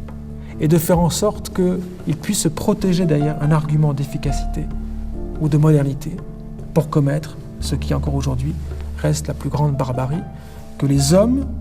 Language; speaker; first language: French; native; French